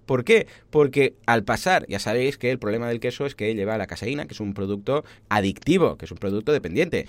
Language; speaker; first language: Spanish; native; Spanish